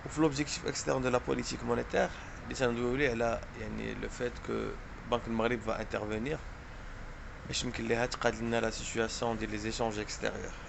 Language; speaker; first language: French; non-native, local second language; Arabic